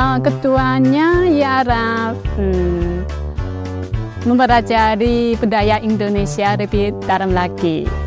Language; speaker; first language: Indonesian; non-native, learner; Chinese